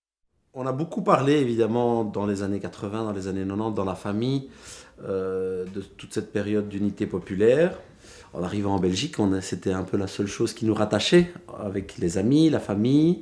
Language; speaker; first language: French; early bilingual, other home language; Spanish